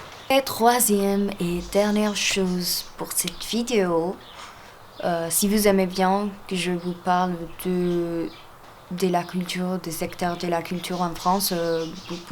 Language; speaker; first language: French; non-native, fluent; Spanish